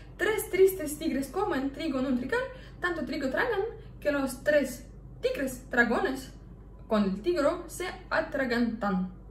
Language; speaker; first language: Spanish; non-native, fluent; Russian